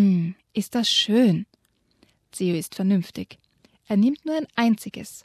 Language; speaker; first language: German; native; German